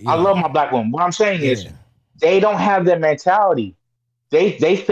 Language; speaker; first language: English; native; English